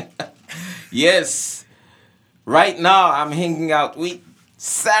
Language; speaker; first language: English; non-native, learner; Haitian Creole